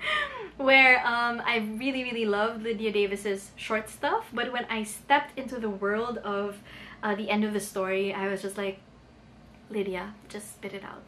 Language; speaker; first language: English; non-native, local second language; Filipino